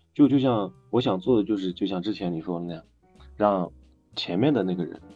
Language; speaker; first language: Chinese; native; Chinese